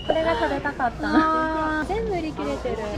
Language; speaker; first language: Japanese; native; Japanese